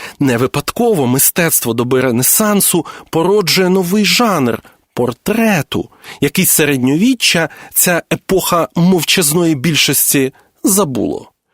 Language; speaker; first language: Ukrainian; native; Ukrainian